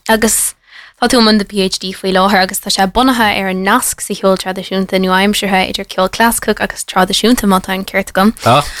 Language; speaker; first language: Irish; native; Irish